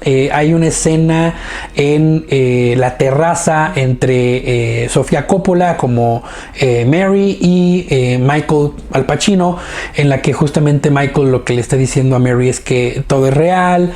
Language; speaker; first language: Spanish; native; Spanish